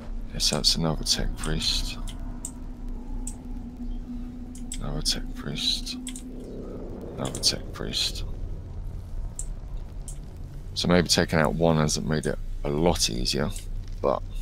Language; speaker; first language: English; native; English